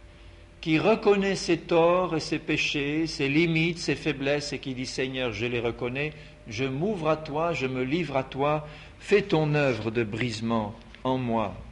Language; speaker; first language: French; native; French